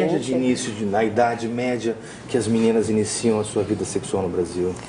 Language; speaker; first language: Portuguese; native; Portuguese